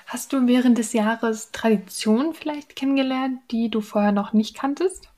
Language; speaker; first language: German; native; German